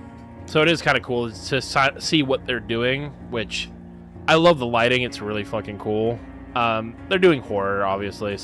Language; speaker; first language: English; native; English